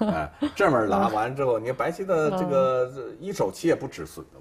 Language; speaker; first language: Chinese; native; Chinese